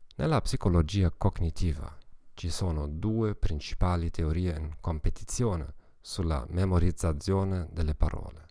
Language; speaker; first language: Italian; non-native, learner; German